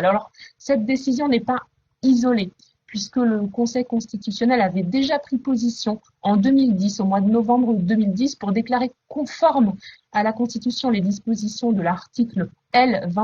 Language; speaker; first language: French; native; French